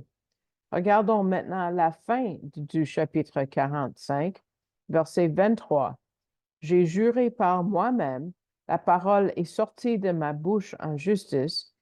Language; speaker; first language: French; native; French